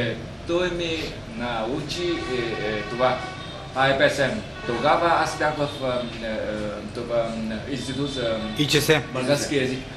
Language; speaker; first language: Bulgarian; non-native, learner; Vietnamese